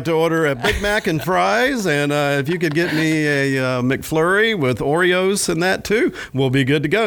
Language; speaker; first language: English; native; English